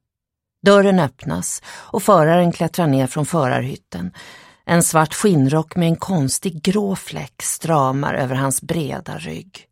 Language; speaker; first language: Swedish; native; Swedish